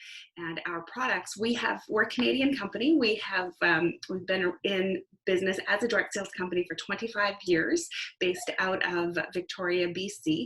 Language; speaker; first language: English; native; English